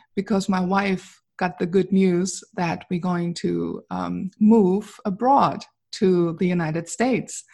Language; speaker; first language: English; non-native, fluent; German